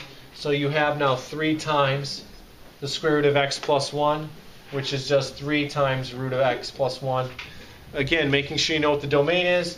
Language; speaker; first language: English; native; English